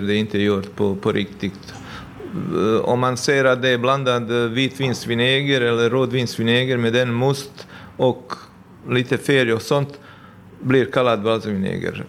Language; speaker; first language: Swedish; non-native, fluent; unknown